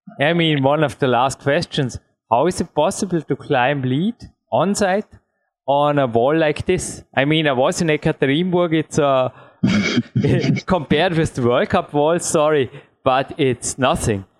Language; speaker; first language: English; non-native, fluent; German